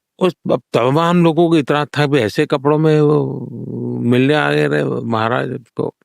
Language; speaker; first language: Hindi; non-native, local second language; Gujarati